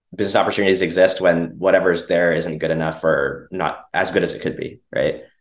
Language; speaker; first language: English; native; English